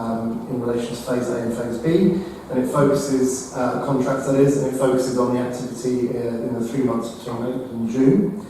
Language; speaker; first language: English; native; English